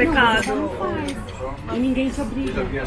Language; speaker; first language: Portuguese; early bilingual, heritage; Portuguese